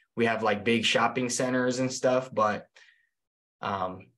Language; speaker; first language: English; native; English